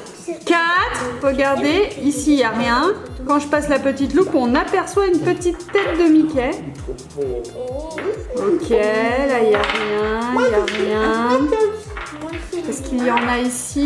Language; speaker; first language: French; native; French